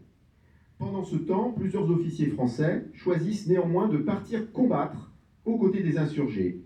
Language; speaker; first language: French; native; French